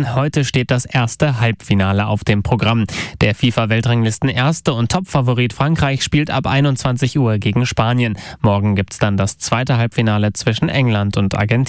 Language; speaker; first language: German; native; German